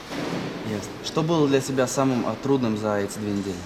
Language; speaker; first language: Russian; native; Russian